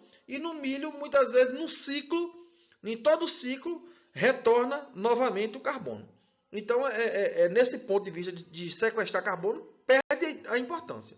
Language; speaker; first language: Portuguese; native; Portuguese